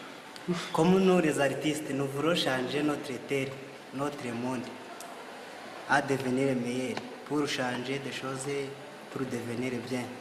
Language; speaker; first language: French; non-native, local second language; Kinyarwanda